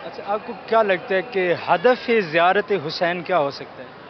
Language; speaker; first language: Urdu; native; Urdu